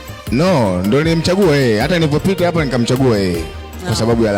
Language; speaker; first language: Swahili; native; Swahili